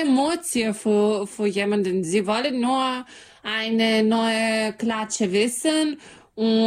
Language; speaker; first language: German; non-native, learner; Serbian